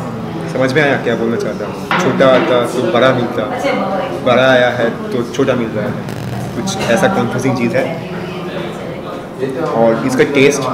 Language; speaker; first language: Hindi; non-native, local second language; Bangla